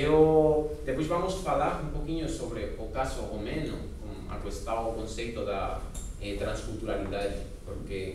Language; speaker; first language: Portuguese; non-native, fluent; Spanish